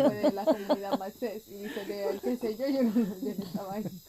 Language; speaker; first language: Spanish; non-native, fluent; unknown